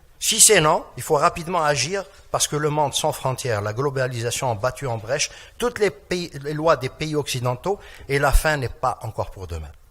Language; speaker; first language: French; non-native, local second language; Kabyle